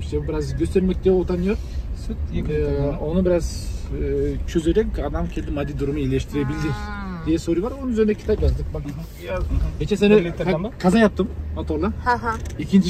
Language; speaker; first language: Turkish; non-native, fluent; Kazakh